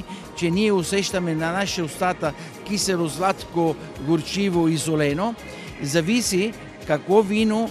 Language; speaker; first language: Bulgarian; non-native, fluent; Italian